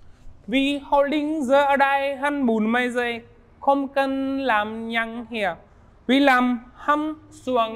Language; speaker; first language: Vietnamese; non-native, learner; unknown